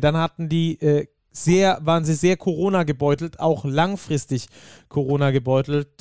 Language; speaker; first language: German; native; German